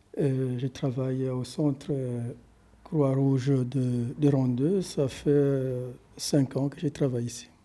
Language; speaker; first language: French; native; French